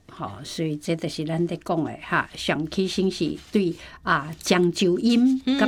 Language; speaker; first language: Chinese; non-native, local second language; Min Nan Chinese